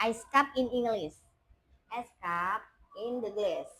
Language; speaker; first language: English; non-native, learner; Indonesian